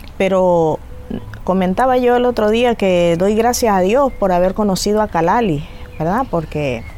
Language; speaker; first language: Spanish; native; Spanish